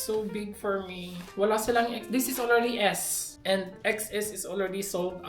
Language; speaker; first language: English; non-native, local second language; Filipino